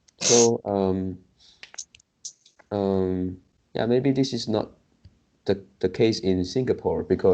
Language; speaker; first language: English; non-native, learner; Chinese